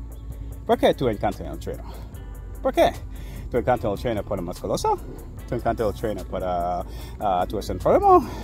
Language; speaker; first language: Spanish; non-native, learner; English